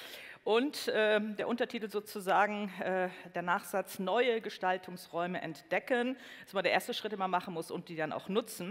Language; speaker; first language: German; native; German